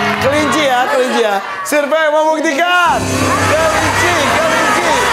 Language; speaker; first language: Indonesian; native; Indonesian